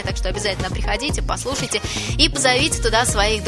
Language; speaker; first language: Russian; native; Russian